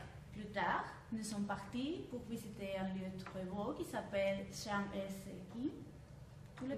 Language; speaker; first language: French; non-native, learner; Spanish